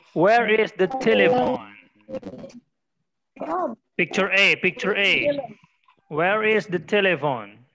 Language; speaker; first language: English; non-native, learner; Indonesian